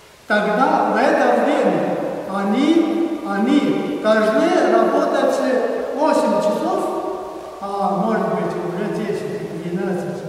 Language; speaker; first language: Russian; non-native, learner; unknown